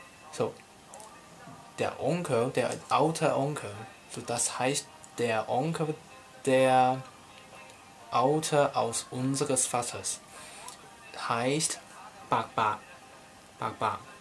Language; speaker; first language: German; non-native, learner; Cantonese